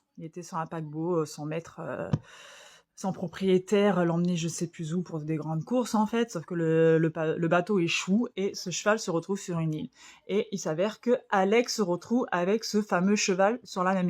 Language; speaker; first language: French; native; French